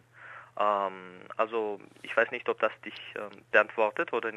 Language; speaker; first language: German; non-native, fluent; Greek